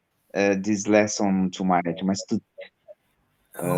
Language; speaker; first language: English; non-native, learner; Portuguese